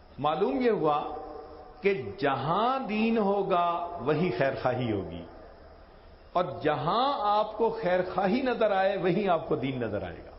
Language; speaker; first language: Urdu; non-native, local second language; Punjabi